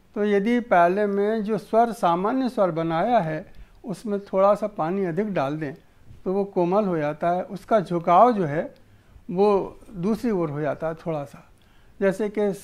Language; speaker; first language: Hindi; native; Hindi